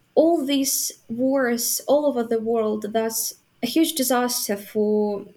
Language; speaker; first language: English; non-native, fluent; Ukrainian